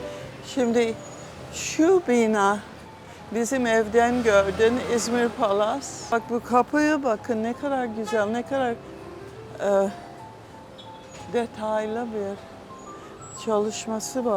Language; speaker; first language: Turkish; non-native, fluent; English